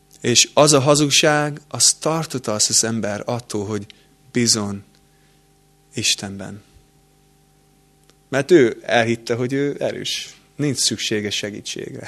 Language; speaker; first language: Hungarian; non-native, fluent; English